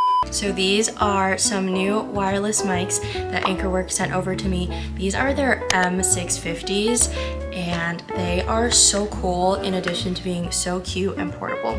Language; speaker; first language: English; early bilingual, other home language; Chinese